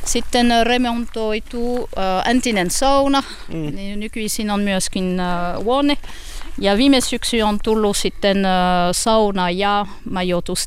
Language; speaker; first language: Finnish; non-native, learner; French